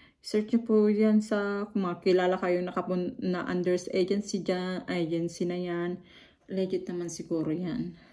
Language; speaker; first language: Filipino; non-native, local second language; Iloko